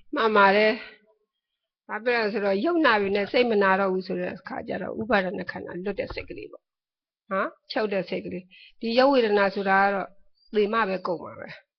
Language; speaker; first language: Burmese; native; Burmese